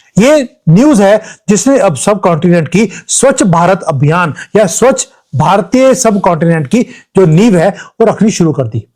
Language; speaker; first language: Hindi; native; Hindi